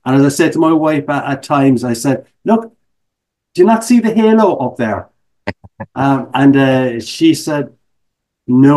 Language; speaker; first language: English; native; English